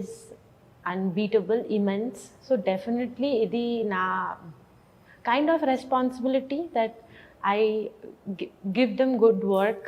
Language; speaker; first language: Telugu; non-native, learner; Bangla